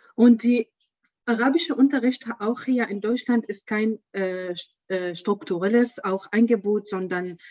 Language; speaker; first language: German; non-native, learner; Arabic